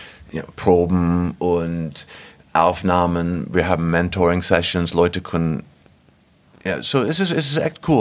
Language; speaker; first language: German; non-native, fluent; English